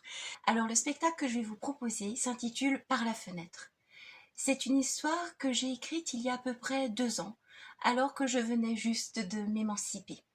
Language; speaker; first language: French; native; French